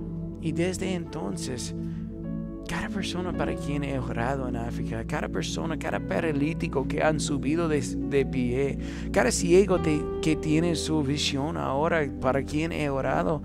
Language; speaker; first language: Spanish; non-native, fluent; English